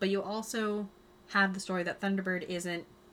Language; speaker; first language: English; native; English